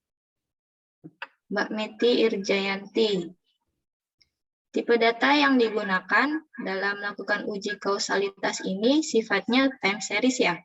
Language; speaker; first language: Indonesian; native; Indonesian